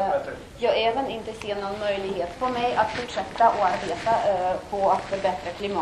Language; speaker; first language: Swedish; non-native, fluent; Russian